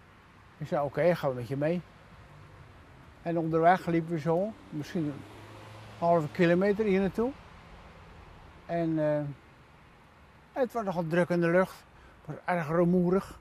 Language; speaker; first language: Dutch; native; Dutch